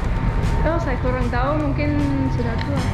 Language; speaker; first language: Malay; non-native, fluent; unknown